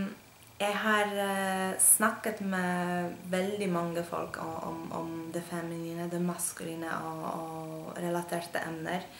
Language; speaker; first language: Norwegian; non-native, fluent; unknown